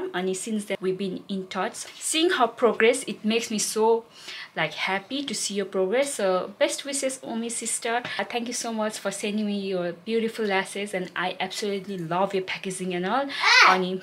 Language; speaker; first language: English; non-native, fluent; Nepali